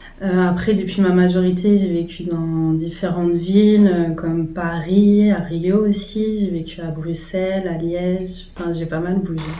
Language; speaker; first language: French; early bilingual, other home language; Portuguese